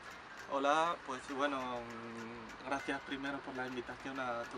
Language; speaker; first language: Spanish; non-native, local second language; Arabic